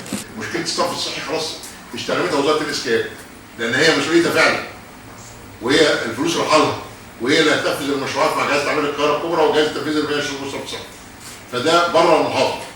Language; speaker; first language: Arabic; native; Arabic